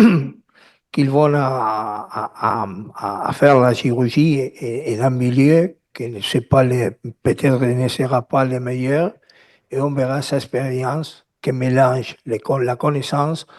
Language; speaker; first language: French; non-native, learner; Spanish